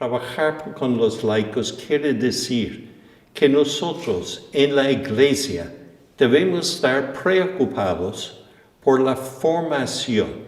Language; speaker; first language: Spanish; non-native, fluent; English